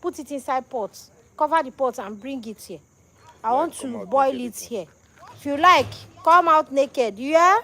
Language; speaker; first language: English; non-native, local second language; Igbo